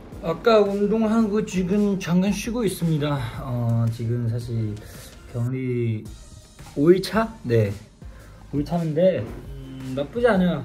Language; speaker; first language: Korean; non-native, fluent; Chinese